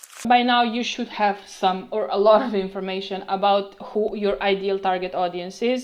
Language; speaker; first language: English; non-native, fluent; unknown